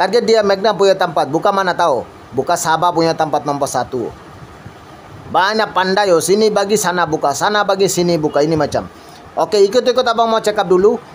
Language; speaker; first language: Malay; non-native, learner; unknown